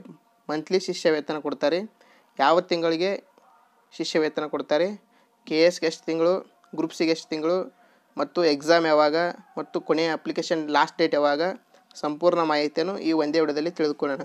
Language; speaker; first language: Kannada; native; Kannada